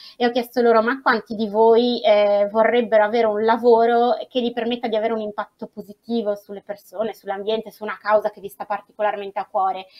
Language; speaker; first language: Italian; native; Italian